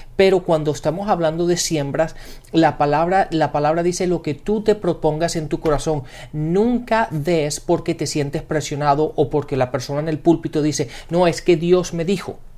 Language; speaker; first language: Spanish; early bilingual, heritage; Spanish